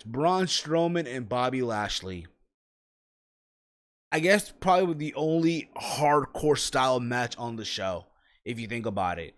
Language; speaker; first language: English; native; English